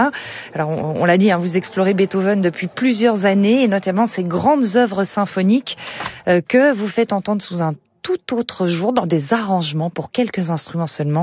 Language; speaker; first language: French; native; French